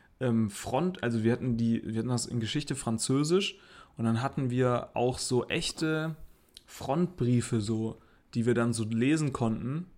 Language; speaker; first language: German; native; German